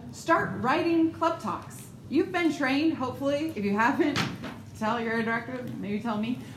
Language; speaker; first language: English; native; English